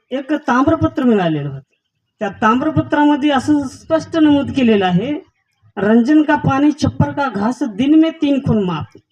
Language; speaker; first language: Marathi; non-native, local second language; Lambadi